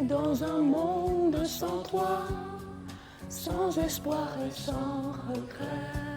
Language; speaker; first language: French; non-native, fluent; Chinese